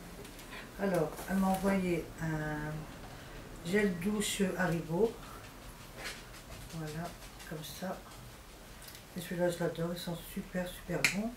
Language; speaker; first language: French; native; French